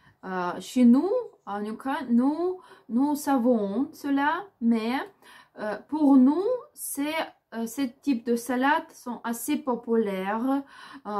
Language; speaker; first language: French; non-native, learner; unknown